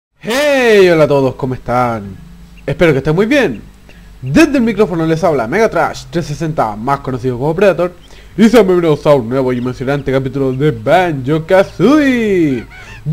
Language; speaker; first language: Spanish; native; Spanish